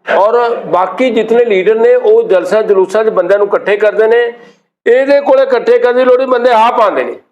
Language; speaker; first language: Urdu; non-native, local second language; Punjabi